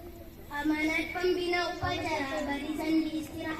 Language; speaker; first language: Indonesian; native; Indonesian